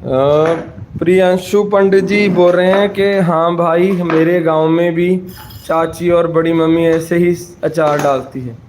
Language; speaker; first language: Hindi; non-native, local second language; Punjabi